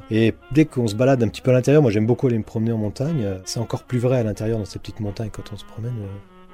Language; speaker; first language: French; native; French